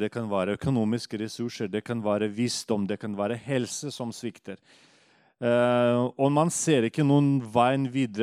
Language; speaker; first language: Norwegian; non-native, fluent; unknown